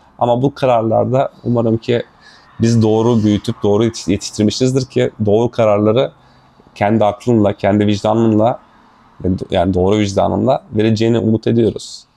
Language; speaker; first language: Turkish; native; Turkish